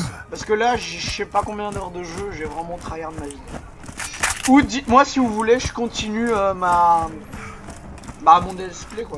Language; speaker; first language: French; native; French